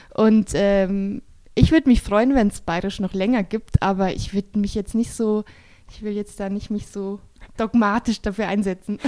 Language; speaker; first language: German; native; German